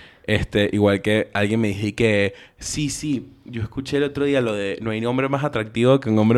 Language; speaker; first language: Spanish; early bilingual, heritage; Spanish